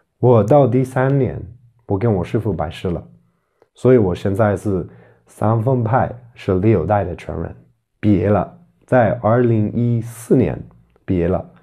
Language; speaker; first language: Chinese; non-native, fluent; English